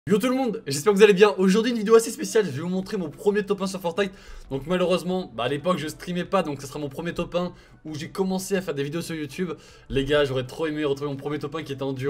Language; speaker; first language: French; native; French